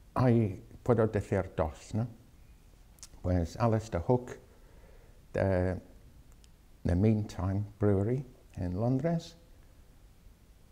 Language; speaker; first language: Spanish; non-native, fluent; English